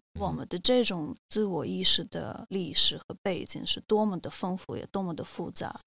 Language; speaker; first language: Chinese; non-native, fluent; Russian